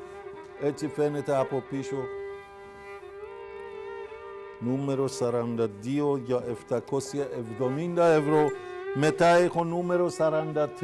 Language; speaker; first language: Greek; non-native, fluent; Persian